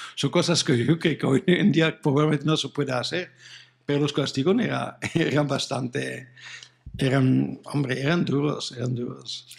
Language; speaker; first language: Spanish; non-native, fluent; French